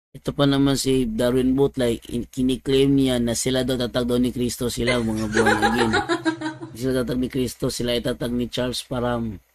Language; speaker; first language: Filipino; non-native, local second language; Cebuano